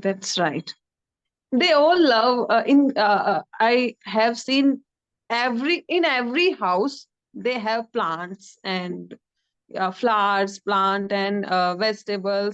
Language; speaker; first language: English; non-native, learner; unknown